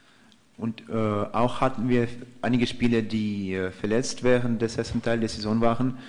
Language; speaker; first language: German; non-native, fluent; Russian